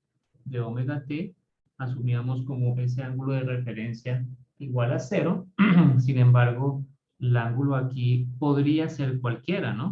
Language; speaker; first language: Spanish; native; Spanish